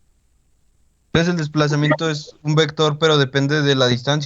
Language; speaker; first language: Spanish; native; Spanish